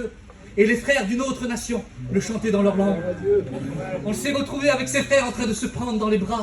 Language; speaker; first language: French; native; French